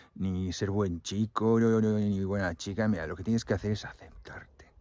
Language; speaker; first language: Spanish; native; Spanish